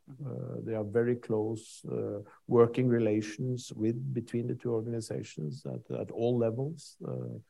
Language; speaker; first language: English; non-native, fluent; Norwegian